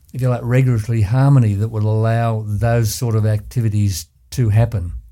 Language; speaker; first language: English; native; English